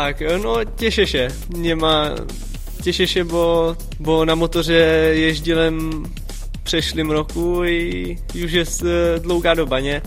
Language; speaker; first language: Polish; non-native, learner; Czech